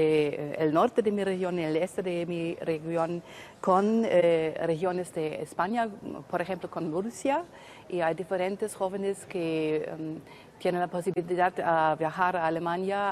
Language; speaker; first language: Spanish; non-native, fluent; German